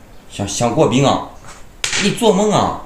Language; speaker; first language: Chinese; native; Chinese